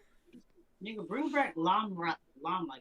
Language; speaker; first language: English; native; English